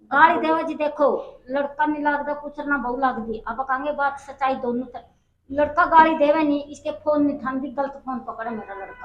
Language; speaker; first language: Hindi; non-native, local second language; Haryanvi